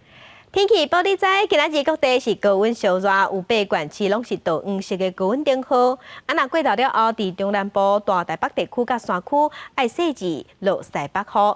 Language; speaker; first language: Chinese; native; Chinese